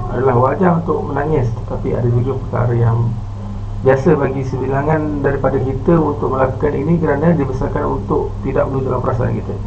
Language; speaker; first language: Malay; native; Malay